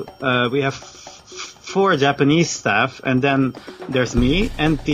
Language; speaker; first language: English; non-native, fluent; Dutch